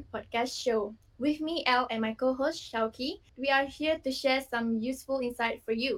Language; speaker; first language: English; non-native, local second language; Malay